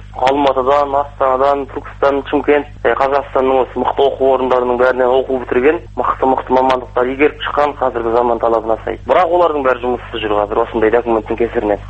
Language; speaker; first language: Kazakh; native; Kazakh